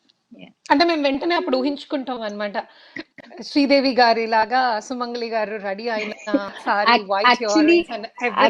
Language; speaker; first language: Telugu; native; Telugu